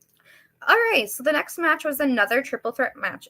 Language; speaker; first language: English; native; English